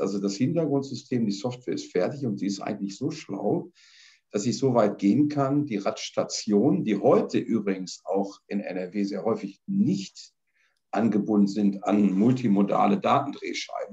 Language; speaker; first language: German; native; German